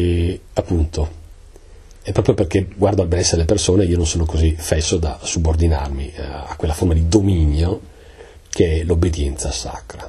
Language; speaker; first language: Italian; native; Italian